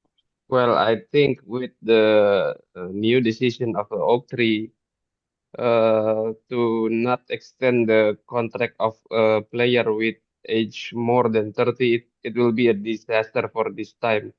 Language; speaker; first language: English; non-native, fluent; Indonesian